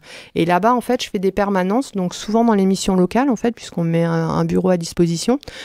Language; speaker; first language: French; native; French